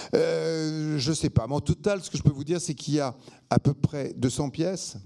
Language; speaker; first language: French; native; French